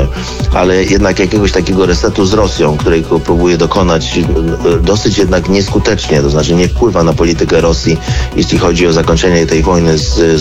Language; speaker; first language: Polish; native; Polish